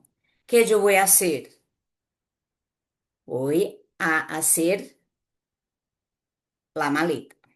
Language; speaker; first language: Spanish; non-native, fluent; Portuguese